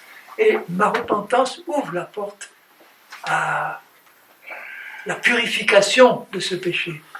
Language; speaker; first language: French; native; French